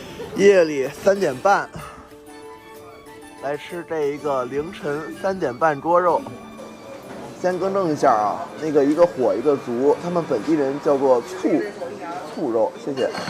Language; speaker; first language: Chinese; native; Chinese